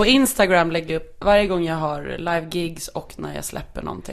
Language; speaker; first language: Swedish; native; Swedish